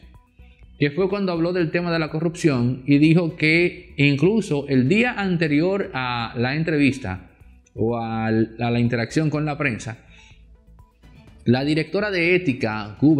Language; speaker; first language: Spanish; native; Spanish